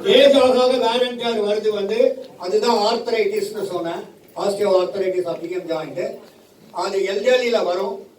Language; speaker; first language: Tamil; native; Tamil